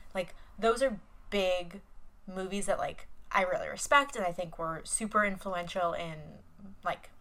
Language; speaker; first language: English; native; English